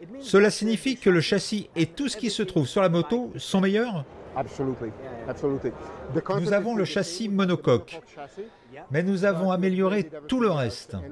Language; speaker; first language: French; native; French